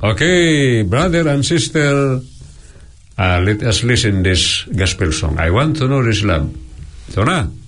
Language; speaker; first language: English; non-native, local second language; Cebuano